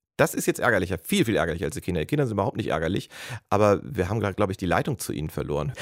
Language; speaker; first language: German; native; German